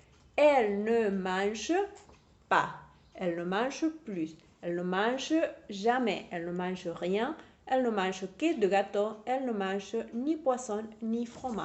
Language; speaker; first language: French; non-native, fluent; Spanish